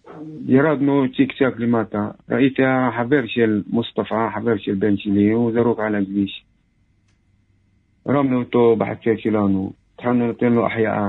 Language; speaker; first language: Hebrew; non-native, local second language; Arabic